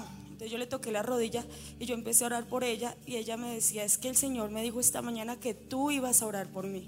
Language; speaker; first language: Spanish; native; Spanish